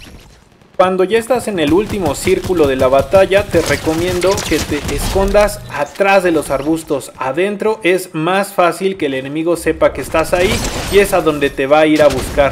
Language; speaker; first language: Spanish; native; Spanish